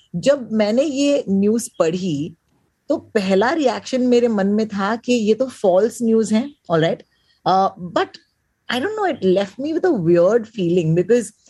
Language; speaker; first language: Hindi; native; Hindi